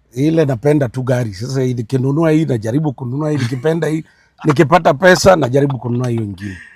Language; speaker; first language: Swahili; non-native, local second language; Luo (Kenya and Tanzania)